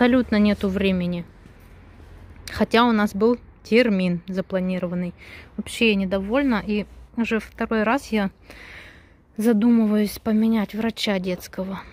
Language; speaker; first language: Russian; native; Russian